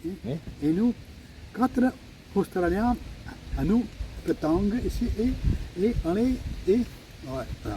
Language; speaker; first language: French; non-native, local second language; Dutch